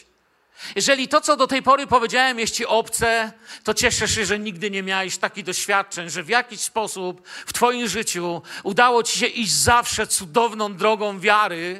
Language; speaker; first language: Polish; native; Polish